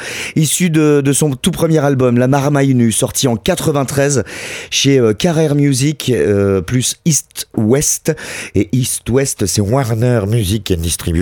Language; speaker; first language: French; native; French